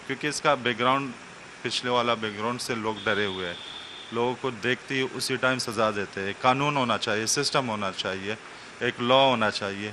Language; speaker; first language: Hindi; non-native, fluent; Persian